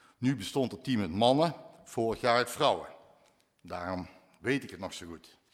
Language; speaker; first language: Dutch; native; Dutch